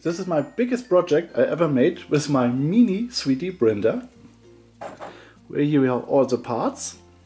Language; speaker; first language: English; non-native, learner; German